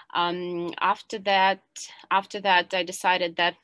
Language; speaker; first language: English; non-native, fluent; Ukrainian